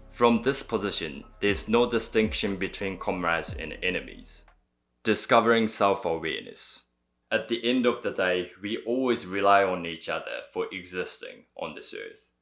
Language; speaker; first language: English; early bilingual, other home language; Japanese